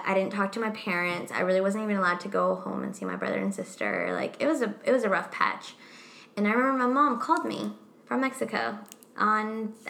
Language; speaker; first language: English; non-native, fluent; Spanish